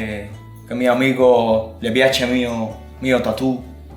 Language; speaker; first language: Italian; non-native, learner; Spanish